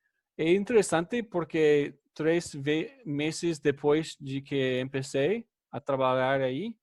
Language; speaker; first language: Portuguese; non-native, learner; English